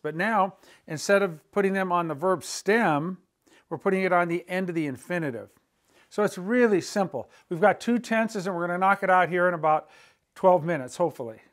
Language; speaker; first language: English; native; English